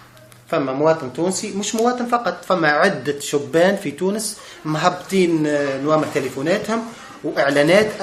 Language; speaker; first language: Arabic; native; Arabic